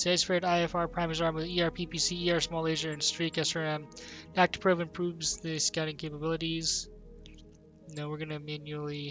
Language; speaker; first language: English; native; English